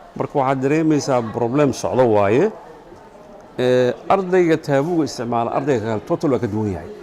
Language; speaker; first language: Somali; native; Somali